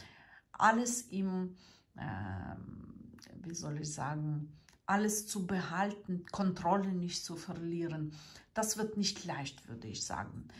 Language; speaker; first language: German; non-native, fluent; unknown